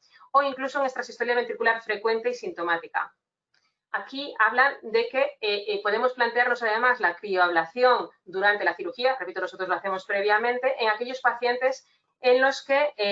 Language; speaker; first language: Spanish; native; Spanish